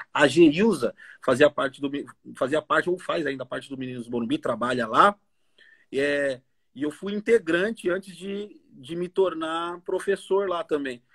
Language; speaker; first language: Portuguese; native; Portuguese